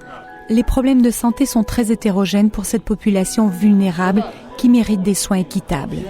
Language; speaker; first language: French; native; French